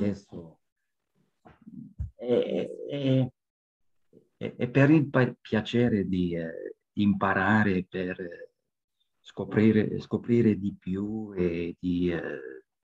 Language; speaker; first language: Italian; non-native, learner; French